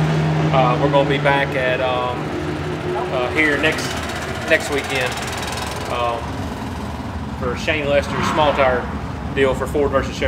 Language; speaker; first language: English; native; English